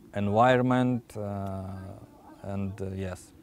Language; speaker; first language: English; non-native, learner; Ukrainian